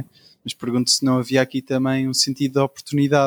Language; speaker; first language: Portuguese; native; Portuguese